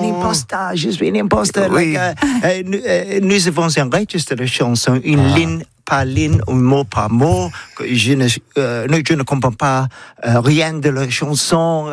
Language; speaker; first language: French; non-native, learner; English